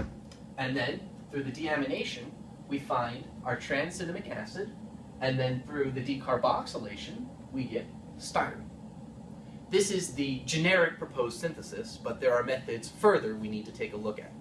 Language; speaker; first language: English; native; English